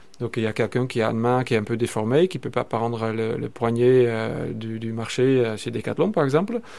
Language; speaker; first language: French; non-native, fluent; Dutch